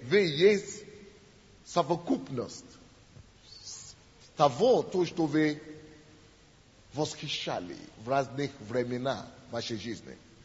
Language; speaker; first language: Russian; non-native, fluent; Yoruba